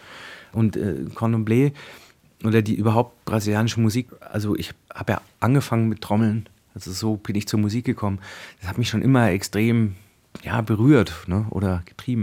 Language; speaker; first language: German; native; German